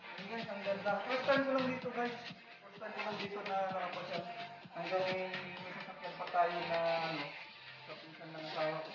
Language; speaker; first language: Filipino; non-native, local second language; Iloko